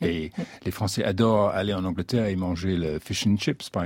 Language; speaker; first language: French; non-native, fluent; English